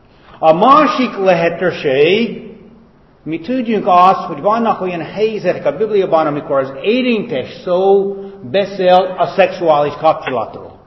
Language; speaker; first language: Hungarian; non-native, fluent; English